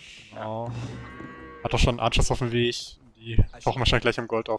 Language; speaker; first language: German; native; German